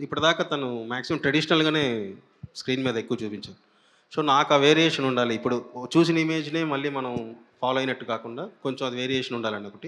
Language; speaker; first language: Telugu; native; Telugu